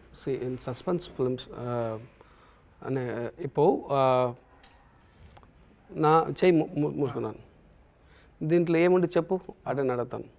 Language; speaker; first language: Telugu; non-native, learner; Tamil